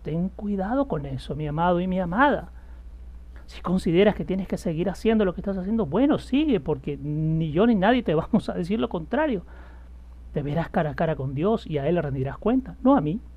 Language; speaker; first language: Spanish; native; Spanish